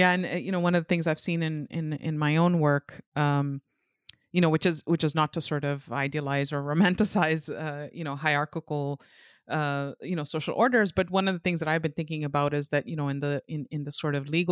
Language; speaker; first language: English; non-native, local second language; Urdu